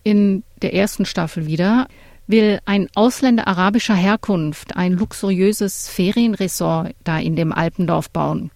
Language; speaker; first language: German; native; German